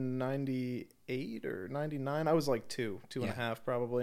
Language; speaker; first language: English; native; English